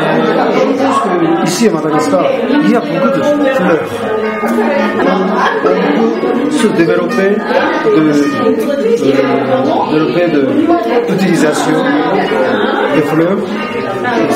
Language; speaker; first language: French; non-native, learner; Japanese